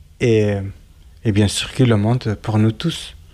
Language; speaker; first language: French; non-native, learner; Kurdish